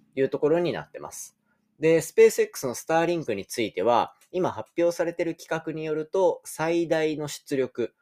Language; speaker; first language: Japanese; native; Japanese